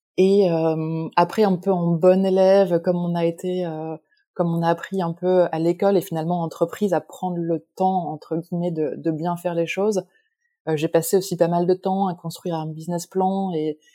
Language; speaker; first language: French; native; French